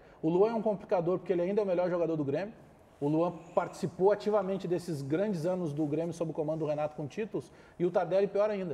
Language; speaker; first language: Portuguese; native; Portuguese